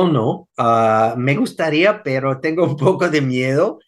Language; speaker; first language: Spanish; non-native, fluent; English